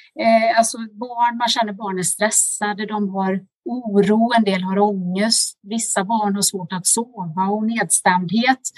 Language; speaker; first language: Swedish; native; Swedish